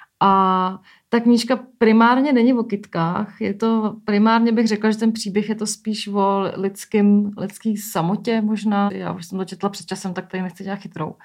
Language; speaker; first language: Czech; native; Czech